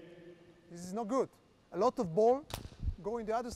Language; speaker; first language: English; non-native, learner; Italian